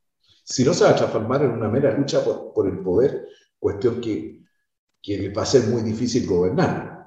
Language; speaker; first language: Spanish; native; Spanish